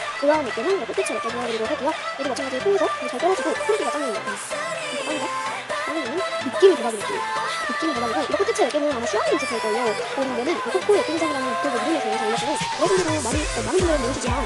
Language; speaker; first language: Korean; native; Korean